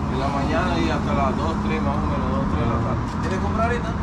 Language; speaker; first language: Spanish; native; Spanish